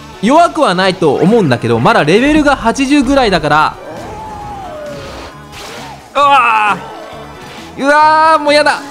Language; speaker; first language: Japanese; native; Japanese